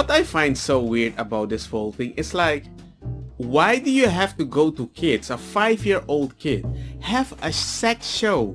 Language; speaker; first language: English; non-native, fluent; Spanish